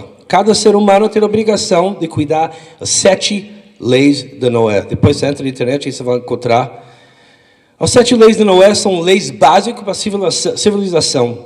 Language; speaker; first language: Portuguese; non-native, fluent; English